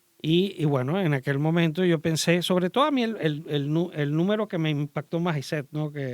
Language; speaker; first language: Spanish; native; Spanish